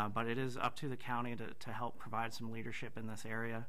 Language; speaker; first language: English; native; English